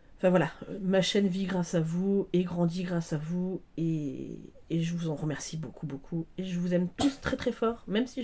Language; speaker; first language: French; native; French